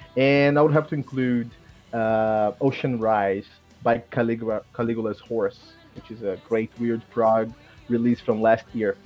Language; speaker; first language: English; non-native, fluent; Portuguese